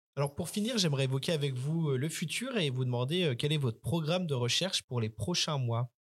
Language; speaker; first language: French; native; French